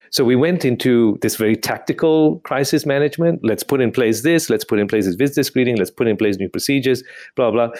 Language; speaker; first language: English; non-native, local second language; Tamil